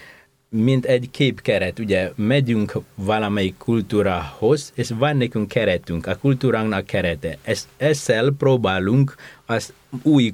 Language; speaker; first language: Hungarian; non-native, fluent; Indonesian